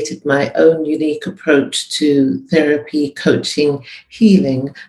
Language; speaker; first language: English; native; English